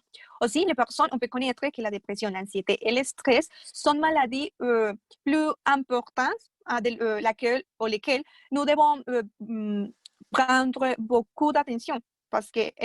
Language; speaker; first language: French; non-native, fluent; Spanish